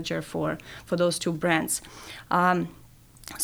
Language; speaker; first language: English; non-native, fluent; Russian